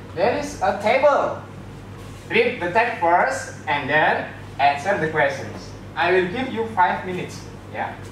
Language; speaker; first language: English; non-native, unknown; Indonesian